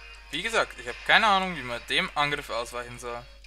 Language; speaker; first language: German; native; German